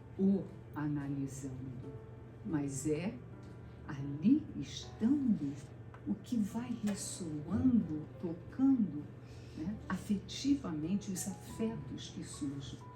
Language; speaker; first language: Portuguese; native; Portuguese